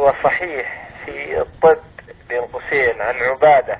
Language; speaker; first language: Arabic; native; Arabic